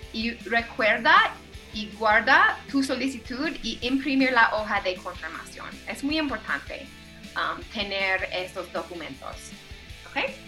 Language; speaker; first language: Spanish; non-native, fluent; English